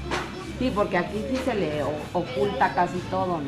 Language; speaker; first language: Spanish; native; Spanish